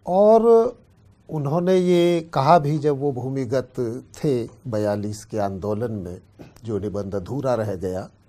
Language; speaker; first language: Hindi; native; Hindi